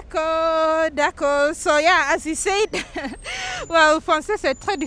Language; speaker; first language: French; non-native, learner; English